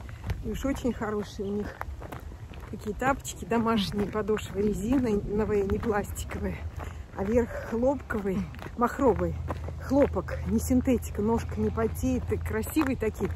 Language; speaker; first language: Russian; native; Russian